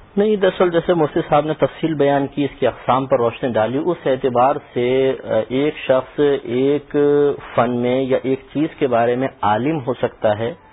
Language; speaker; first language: Urdu; native; Urdu